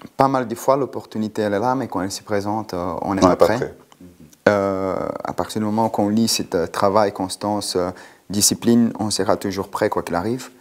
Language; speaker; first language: French; non-native, fluent; Portuguese